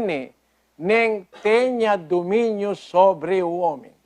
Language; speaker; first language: Portuguese; non-native, fluent; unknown